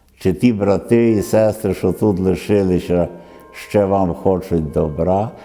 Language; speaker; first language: Ukrainian; early bilingual, other home language; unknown